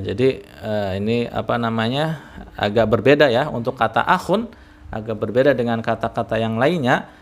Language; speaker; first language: Indonesian; native; Indonesian